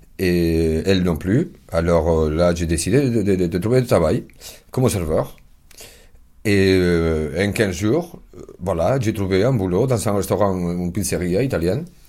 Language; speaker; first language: French; non-native, fluent; Spanish